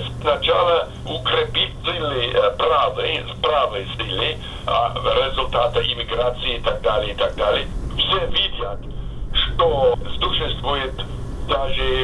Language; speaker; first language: Russian; non-native, fluent; English